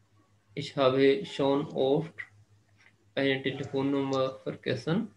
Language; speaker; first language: German; non-native, fluent; Urdu